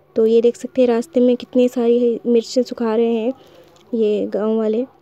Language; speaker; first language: Hindi; non-native, local second language; Urdu